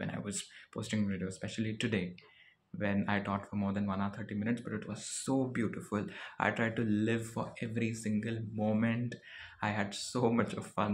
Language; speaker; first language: English; non-native, local second language; Marathi